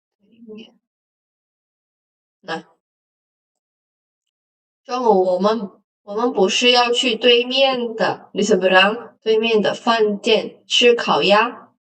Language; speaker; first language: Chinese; non-native, fluent; Indonesian